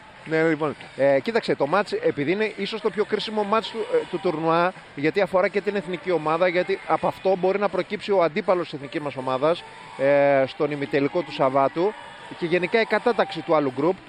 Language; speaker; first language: Greek; native; Greek